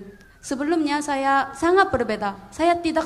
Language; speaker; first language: Indonesian; non-native, learner; Korean